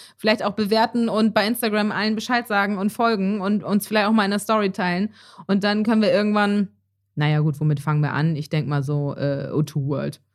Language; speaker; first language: German; native; German